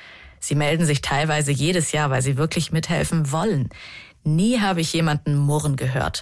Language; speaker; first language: German; native; German